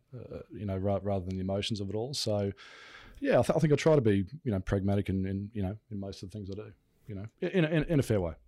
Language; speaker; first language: English; native; English